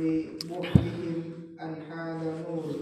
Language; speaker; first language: Arabic; non-native, learner; Indonesian